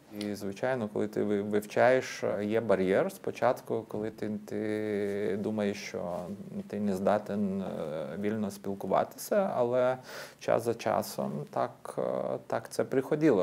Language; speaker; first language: Ukrainian; non-native, fluent; Lithuanian